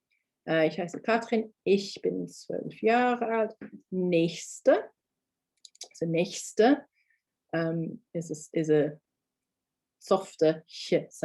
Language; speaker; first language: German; non-native, fluent; English